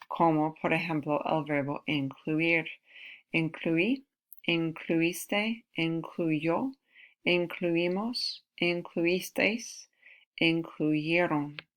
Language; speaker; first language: Spanish; non-native, fluent; English